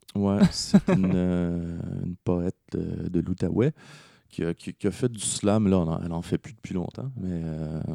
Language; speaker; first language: French; native; French